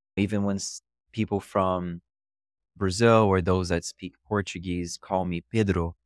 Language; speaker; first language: English; non-native, fluent; Portuguese